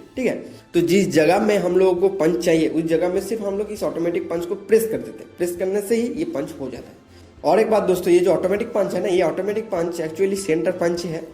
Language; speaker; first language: Hindi; non-native, local second language; Bangla